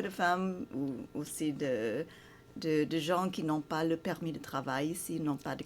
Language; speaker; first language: French; non-native, fluent; English